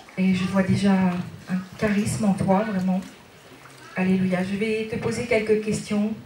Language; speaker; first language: French; native; French